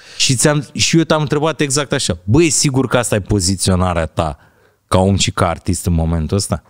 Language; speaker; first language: Romanian; native; Romanian